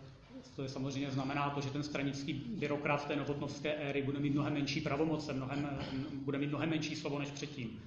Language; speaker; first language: Czech; native; Czech